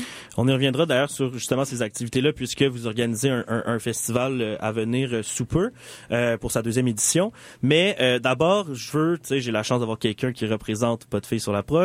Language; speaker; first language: French; native; French